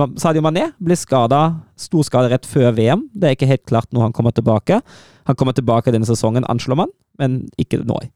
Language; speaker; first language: Norwegian; non-native, fluent; German